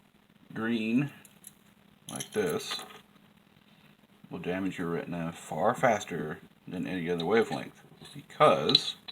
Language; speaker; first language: English; native; English